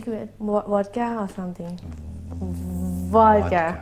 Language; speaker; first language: English; non-native, learner; Thai